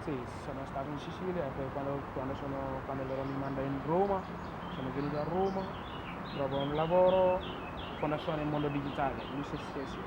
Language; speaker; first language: Italian; non-native, learner; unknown